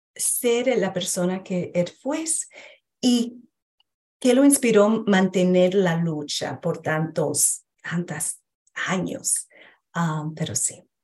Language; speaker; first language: Spanish; early bilingual, heritage; Spanish